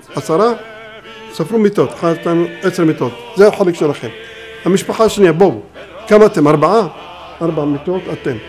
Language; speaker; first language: Hebrew; early bilingual, other home language; Arabic